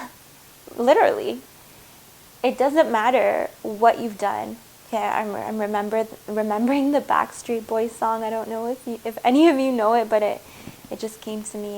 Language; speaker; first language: English; native; English